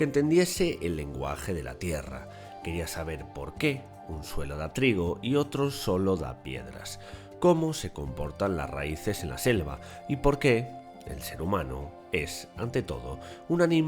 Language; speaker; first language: Spanish; native; Spanish